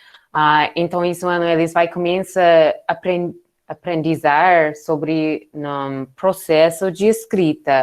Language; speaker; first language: Portuguese; non-native, learner; English